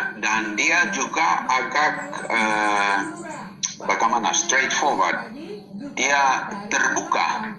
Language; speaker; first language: Indonesian; non-native, fluent; Finnish